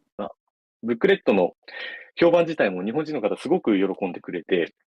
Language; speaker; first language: Japanese; native; Japanese